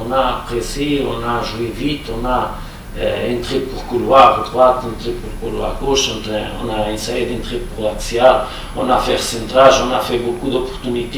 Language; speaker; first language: French; non-native, fluent; Portuguese